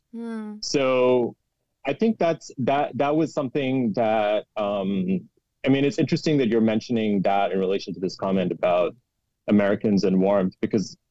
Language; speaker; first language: English; non-native, local second language; Urdu